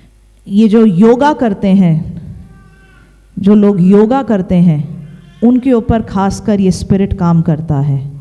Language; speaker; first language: Hindi; native; Hindi